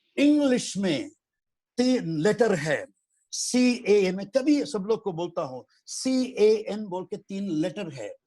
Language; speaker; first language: Hindi; non-native, local second language; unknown